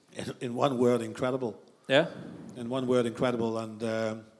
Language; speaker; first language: English; non-native, fluent; Dutch